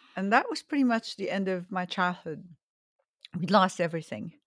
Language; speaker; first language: English; early bilingual, other home language; Arabic